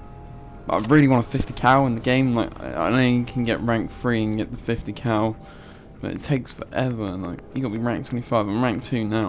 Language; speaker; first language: English; native; English